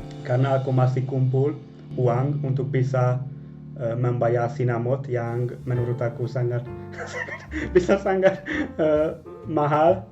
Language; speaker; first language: Indonesian; non-native, fluent; Hungarian